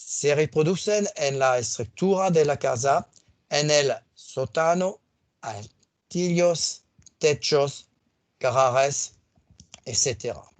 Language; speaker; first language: Spanish; non-native, fluent; French